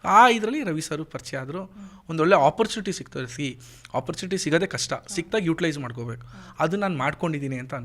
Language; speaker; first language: Kannada; native; Kannada